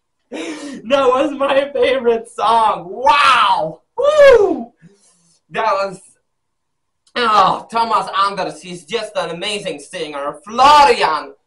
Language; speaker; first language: English; non-native, learner; Polish